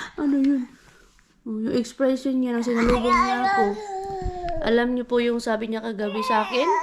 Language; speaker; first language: Filipino; non-native, local second language; Cebuano